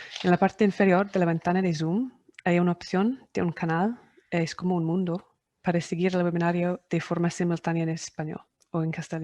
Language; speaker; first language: Spanish; non-native, fluent; English